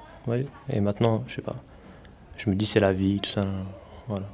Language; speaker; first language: French; early bilingual, other home language; Arabic